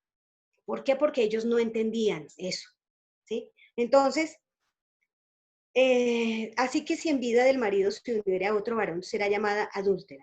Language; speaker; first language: Spanish; native; Spanish